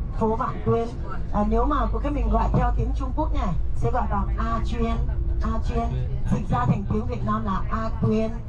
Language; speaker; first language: Vietnamese; non-native, fluent; Chinese